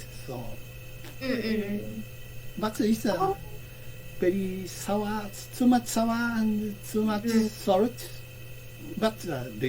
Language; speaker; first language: English; non-native, learner; Japanese